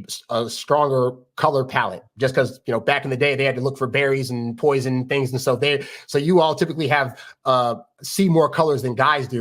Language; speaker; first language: English; native; English